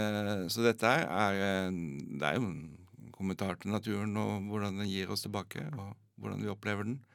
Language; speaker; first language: Norwegian; native; Norwegian